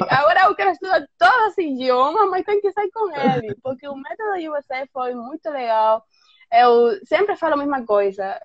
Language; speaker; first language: Portuguese; non-native, fluent; Spanish